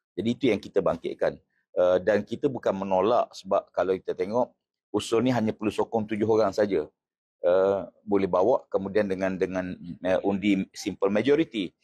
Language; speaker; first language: Malay; native; Malay